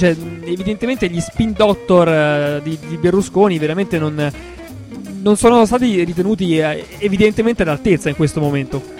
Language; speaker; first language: Italian; native; Italian